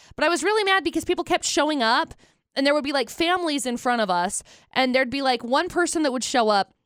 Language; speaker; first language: English; native; English